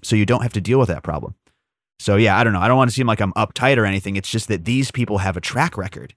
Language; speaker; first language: English; native; English